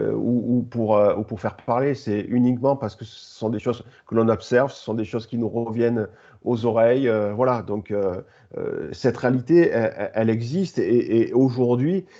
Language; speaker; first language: French; native; French